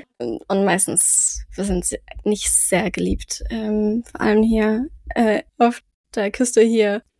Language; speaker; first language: German; early bilingual, heritage; French